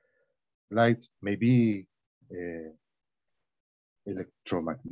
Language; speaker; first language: English; non-native, learner; Spanish